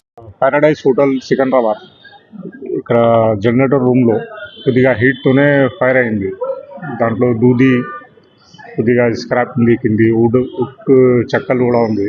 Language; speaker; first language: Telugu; non-native, local second language; Urdu